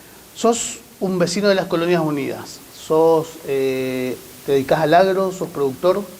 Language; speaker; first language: Spanish; native; Spanish